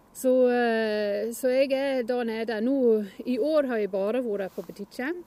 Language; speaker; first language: Norwegian; non-native, fluent; English